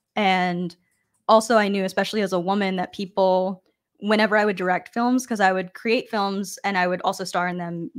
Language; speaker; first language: English; native; English